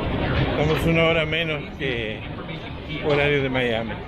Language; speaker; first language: Portuguese; non-native, fluent; Spanish